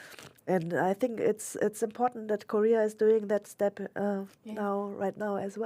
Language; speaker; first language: English; non-native, local second language; German